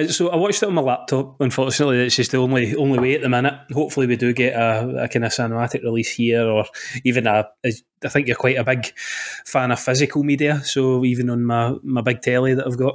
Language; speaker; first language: English; native; English